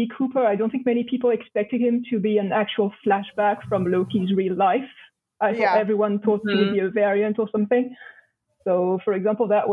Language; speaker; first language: English; non-native, fluent; French